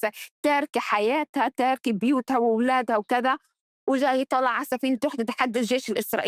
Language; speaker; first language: Arabic; early bilingual, heritage; Arabic